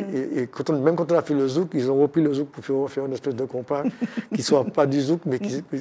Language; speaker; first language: French; native; French